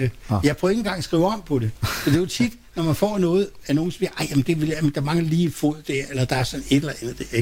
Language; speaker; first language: Danish; native; Danish